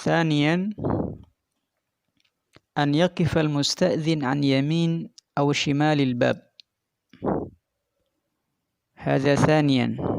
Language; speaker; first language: Arabic; non-native, fluent; Indonesian